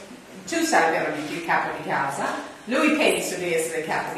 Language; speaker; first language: Italian; non-native, learner; English